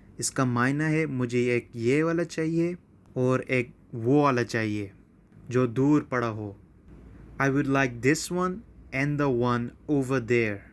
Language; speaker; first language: Urdu; native; Urdu